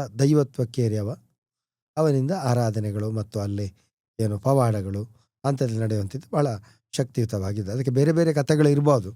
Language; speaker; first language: Kannada; non-native, local second language; Tulu